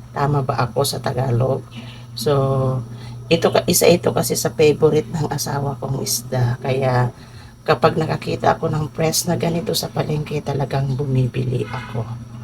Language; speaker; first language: Filipino; non-native, local second language; Iloko